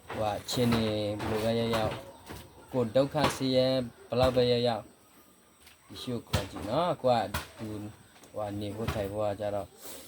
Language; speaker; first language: Burmese; non-native, local second language; S'gaw Karen